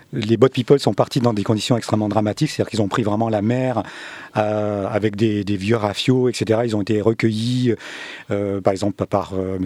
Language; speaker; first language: French; early bilingual, other home language; Vietnamese